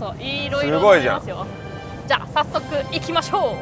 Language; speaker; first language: Japanese; non-native, fluent; German